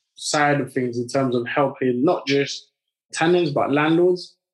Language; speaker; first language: English; early bilingual, other home language; French